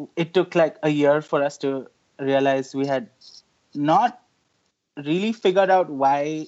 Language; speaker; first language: English; non-native, local second language; Hindi